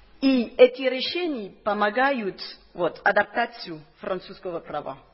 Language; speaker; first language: Russian; non-native, fluent; French